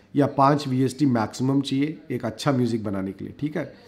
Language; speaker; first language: Hindi; native; Hindi